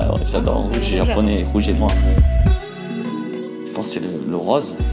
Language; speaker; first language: French; non-native, fluent; Portuguese